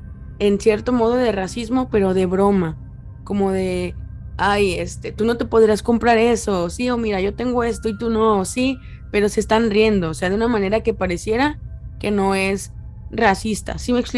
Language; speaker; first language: Spanish; native; Spanish